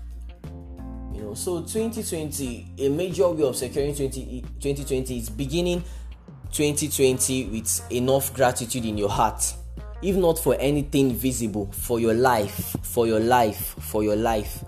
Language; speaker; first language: English; non-native, local second language; Igbo